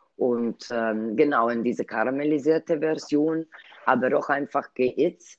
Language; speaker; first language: German; non-native, learner; Italian